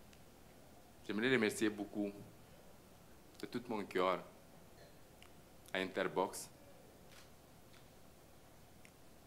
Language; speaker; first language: French; non-native, fluent; Romanian